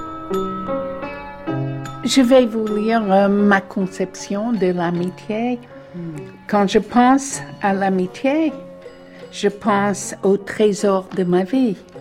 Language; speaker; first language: French; non-native, fluent; English